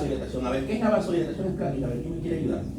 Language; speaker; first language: Spanish; native; Spanish